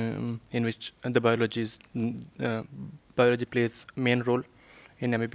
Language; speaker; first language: English; non-native, learner; Urdu